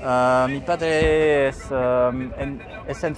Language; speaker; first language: Spanish; non-native, learner; French